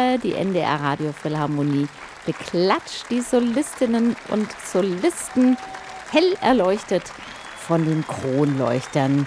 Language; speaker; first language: German; native; German